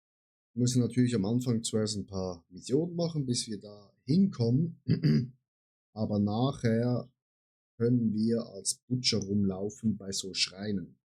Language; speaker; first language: German; native; German